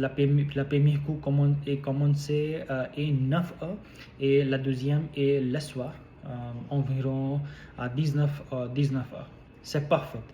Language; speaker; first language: French; non-native, learner; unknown